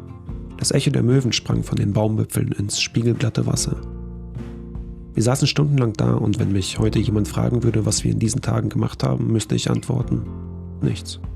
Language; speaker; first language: German; native; German